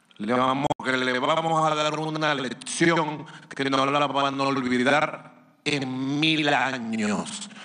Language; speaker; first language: Spanish; native; Spanish